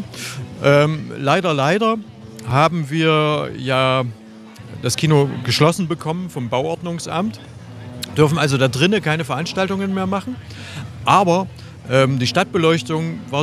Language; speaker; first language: German; native; German